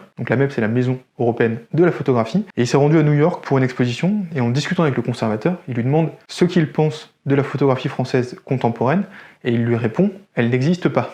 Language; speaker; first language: French; native; French